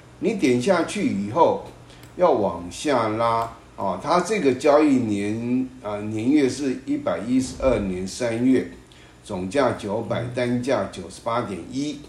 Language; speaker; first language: Chinese; native; Chinese